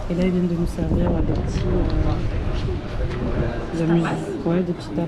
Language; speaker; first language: French; native; French